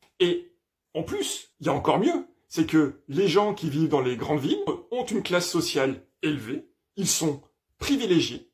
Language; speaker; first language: French; native; French